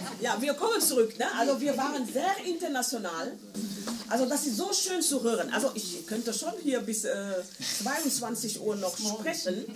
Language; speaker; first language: German; non-native, fluent; Wolof